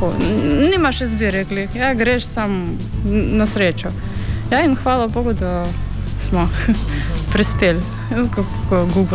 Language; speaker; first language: Slovenian; non-native, fluent; Ukrainian